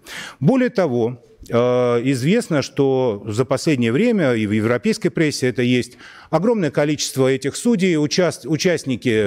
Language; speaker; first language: Russian; native; Russian